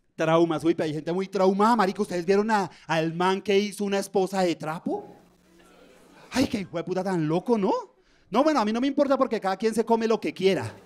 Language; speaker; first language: Spanish; native; Spanish